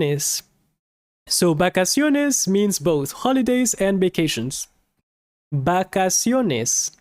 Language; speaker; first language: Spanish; non-native, fluent; English